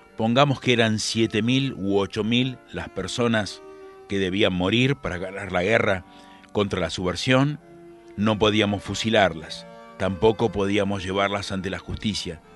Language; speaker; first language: Spanish; native; Spanish